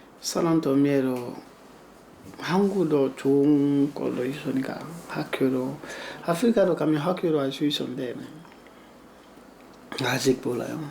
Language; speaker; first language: Korean; non-native, learner; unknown